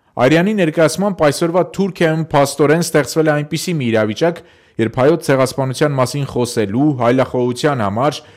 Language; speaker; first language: Armenian; native; Armenian